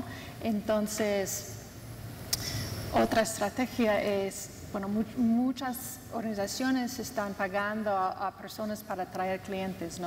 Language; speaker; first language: Spanish; non-native, fluent; English